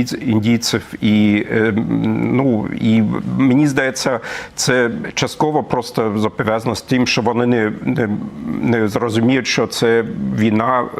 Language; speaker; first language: Ukrainian; non-native, fluent; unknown